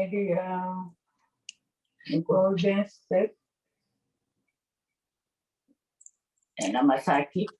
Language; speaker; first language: English; non-native, learner; Japanese